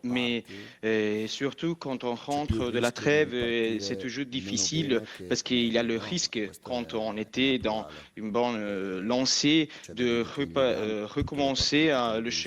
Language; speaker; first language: French; non-native, fluent; Italian